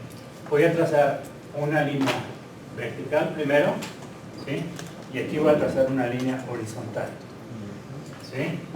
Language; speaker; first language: Spanish; native; Spanish